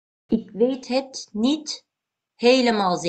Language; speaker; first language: Dutch; non-native, learner; Turkish